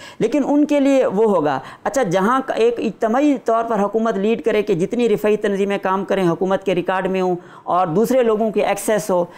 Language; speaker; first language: Urdu; non-native, local second language; Saraiki